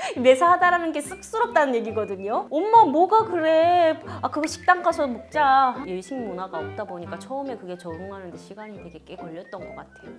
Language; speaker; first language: Korean; native; Korean